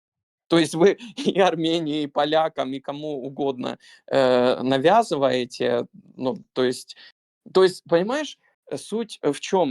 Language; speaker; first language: Russian; native; Russian